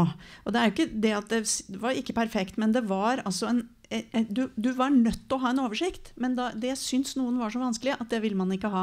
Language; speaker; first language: Norwegian; native; Norwegian